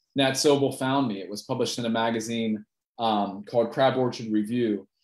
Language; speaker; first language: English; native; English